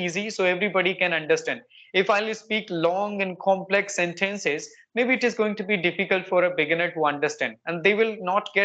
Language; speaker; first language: English; non-native, local second language; Hindi